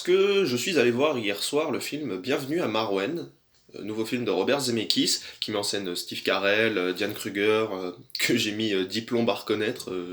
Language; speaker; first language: French; native; French